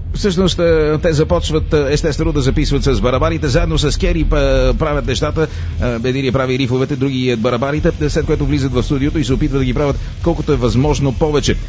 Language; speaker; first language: Bulgarian; native; Bulgarian